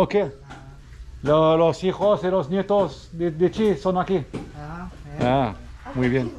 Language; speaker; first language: Spanish; non-native, learner; French